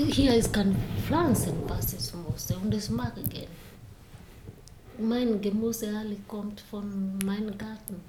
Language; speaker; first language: German; non-native, learner; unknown